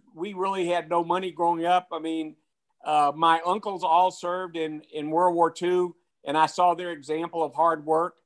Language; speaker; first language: English; native; English